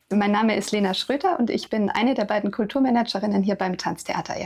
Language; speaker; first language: German; native; German